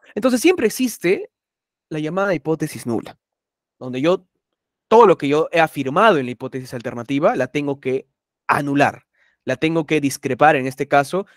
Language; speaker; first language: Spanish; native; Spanish